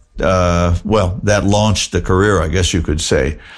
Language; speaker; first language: English; native; English